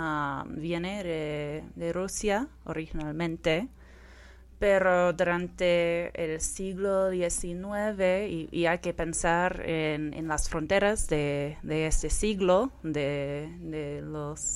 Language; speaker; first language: Spanish; non-native, fluent; English